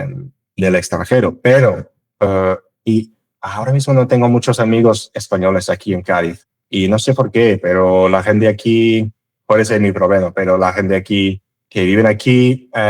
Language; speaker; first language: Spanish; non-native, fluent; English